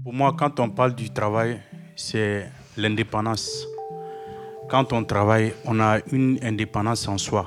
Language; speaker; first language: French; non-native, fluent; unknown